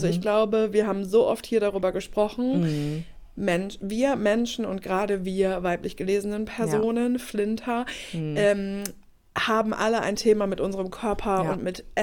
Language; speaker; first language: German; native; German